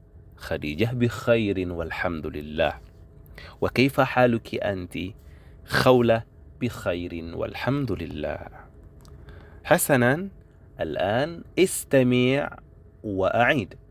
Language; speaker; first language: Arabic; non-native, fluent; Indonesian